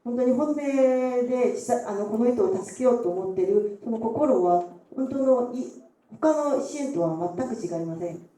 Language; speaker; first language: Japanese; non-native, fluent; Korean